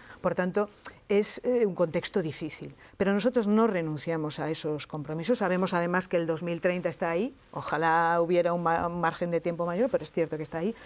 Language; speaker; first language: Spanish; native; Spanish